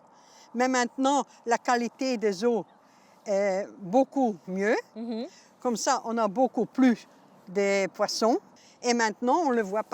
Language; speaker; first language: French; non-native, local second language; Dutch